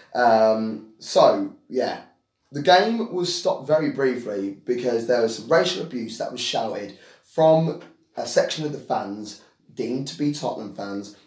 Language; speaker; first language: English; native; English